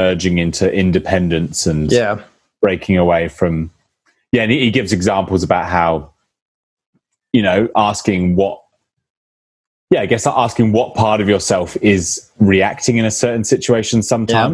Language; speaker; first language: English; native; English